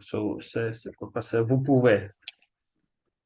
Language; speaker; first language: French; non-native, learner; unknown